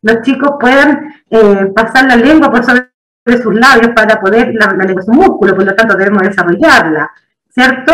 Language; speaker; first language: Spanish; native; Spanish